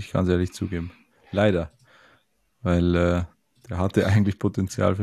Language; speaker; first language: German; native; German